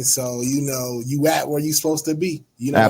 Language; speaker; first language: English; native; English